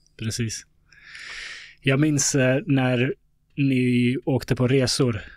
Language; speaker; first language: Swedish; early bilingual, other home language; Bosnian